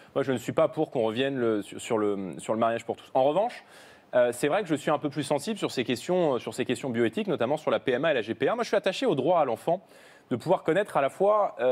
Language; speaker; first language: French; native; French